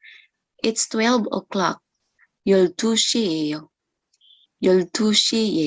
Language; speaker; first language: Korean; non-native, local second language; Filipino